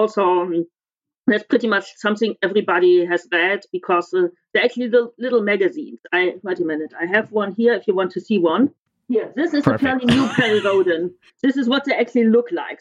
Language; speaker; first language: English; non-native, fluent; German